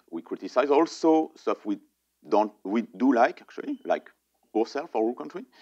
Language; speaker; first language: English; non-native, fluent; French